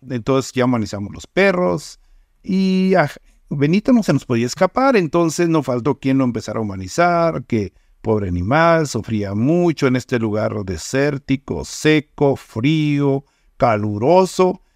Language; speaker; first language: Spanish; native; Spanish